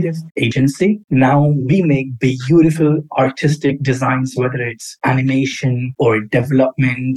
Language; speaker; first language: English; non-native, local second language; Urdu